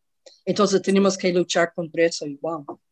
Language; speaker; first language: Spanish; non-native, learner; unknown